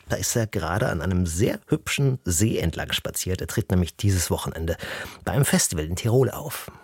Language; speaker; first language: German; native; German